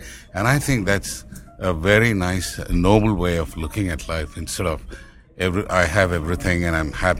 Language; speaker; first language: English; non-native, local second language; Tamil